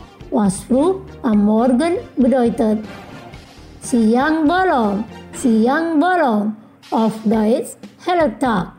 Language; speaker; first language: German; non-native, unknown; Indonesian